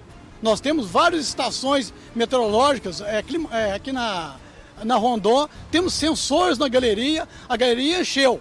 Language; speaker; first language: Portuguese; native; Portuguese